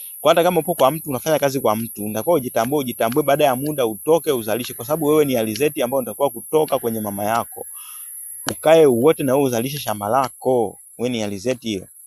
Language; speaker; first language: Swahili; native; Swahili